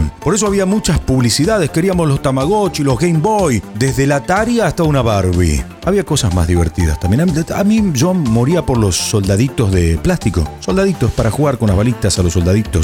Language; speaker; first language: Spanish; native; Spanish